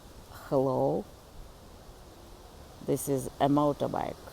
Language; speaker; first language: English; non-native, fluent; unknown